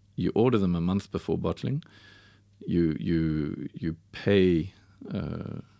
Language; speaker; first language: English; native; English